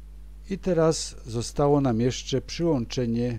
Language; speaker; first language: Polish; native; Polish